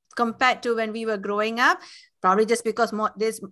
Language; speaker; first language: English; non-native, local second language; Tamil